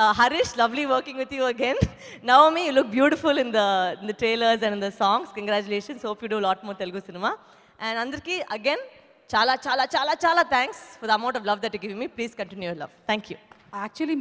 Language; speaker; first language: Telugu; non-native, fluent; Tamil